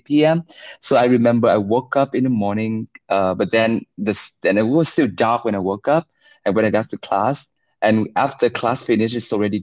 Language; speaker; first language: English; non-native, fluent; Vietnamese